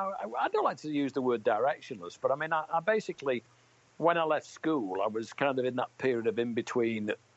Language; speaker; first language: English; native; English